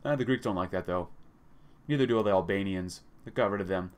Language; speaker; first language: English; native; English